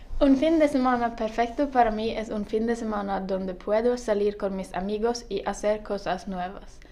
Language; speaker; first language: Spanish; non-native, learner; Norwegian